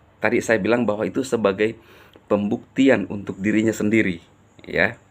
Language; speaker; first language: Indonesian; native; Indonesian